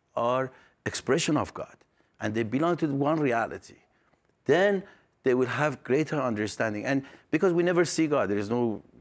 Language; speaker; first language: English; non-native, fluent; Persian